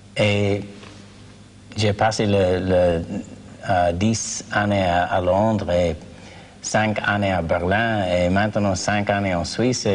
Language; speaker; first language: French; non-native, learner; English